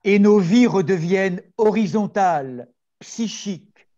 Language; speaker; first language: French; native; French